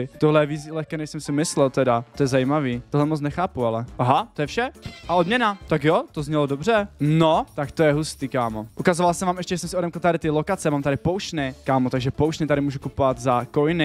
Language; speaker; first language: Czech; native; Czech